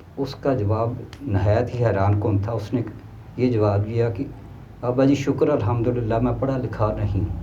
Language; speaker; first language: Urdu; non-native, local second language; Punjabi